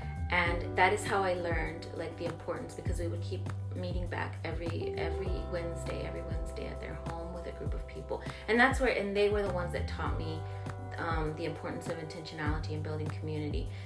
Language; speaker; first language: English; early bilingual, other home language; Spanish